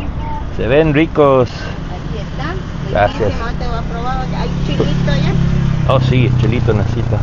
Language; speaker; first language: Spanish; non-native, learner; English